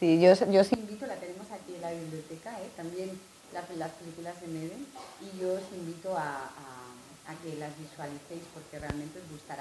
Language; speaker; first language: Spanish; native; Spanish